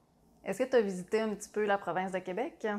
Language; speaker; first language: French; native; French